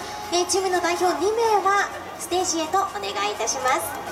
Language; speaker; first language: Japanese; native; Japanese